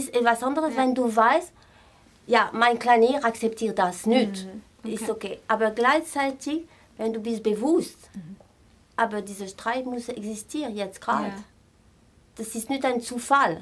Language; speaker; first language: German; non-native, fluent; French